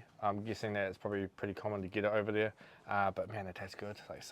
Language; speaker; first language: English; native; English